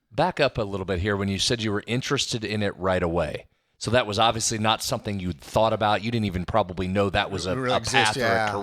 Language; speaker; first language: English; native; English